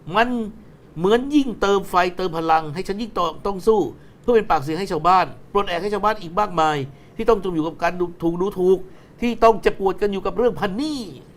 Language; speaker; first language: Thai; native; Thai